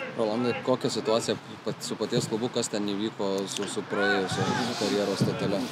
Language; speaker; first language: Lithuanian; native; Lithuanian